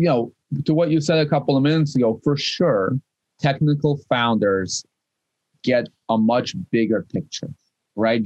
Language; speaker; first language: English; non-native, fluent; Russian